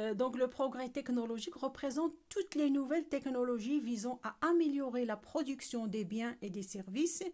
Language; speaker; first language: French; non-native, local second language; Arabic